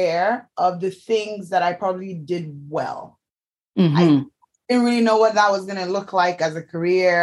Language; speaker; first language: English; non-native, local second language; Yoruba